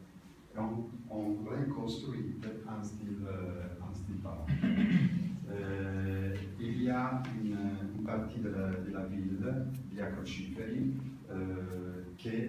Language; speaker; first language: French; non-native, learner; Italian